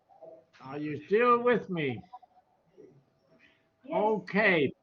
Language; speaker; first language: English; native; English